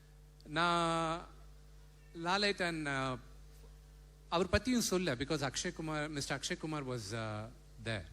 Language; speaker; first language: Tamil; non-native, local second language; Telugu